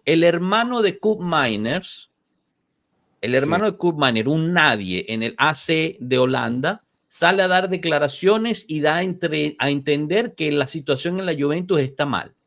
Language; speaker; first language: Spanish; native; Spanish